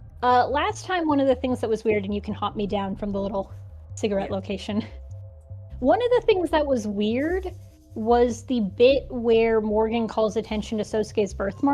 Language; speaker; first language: English; native; English